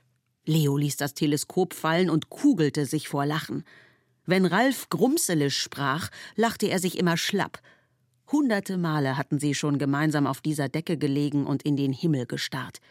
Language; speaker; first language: German; native; German